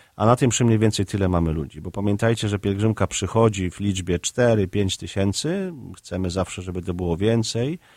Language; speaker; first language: Polish; native; Polish